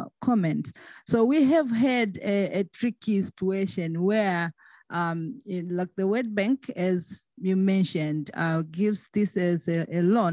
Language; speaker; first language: English; non-native, local second language; Swahili